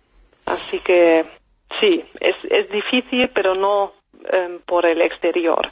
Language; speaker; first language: Spanish; non-native, fluent; German